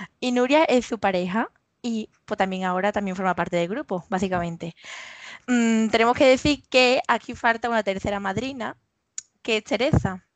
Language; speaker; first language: Spanish; native; Spanish